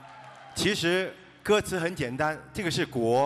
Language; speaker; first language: Chinese; non-native, local second language; Cantonese